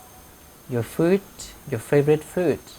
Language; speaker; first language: English; non-native, fluent; Vietnamese